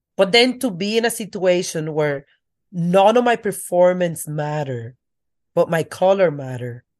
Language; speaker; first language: English; non-native, fluent; Spanish